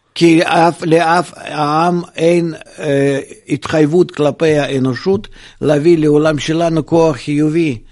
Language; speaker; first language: Hebrew; non-native, fluent; Russian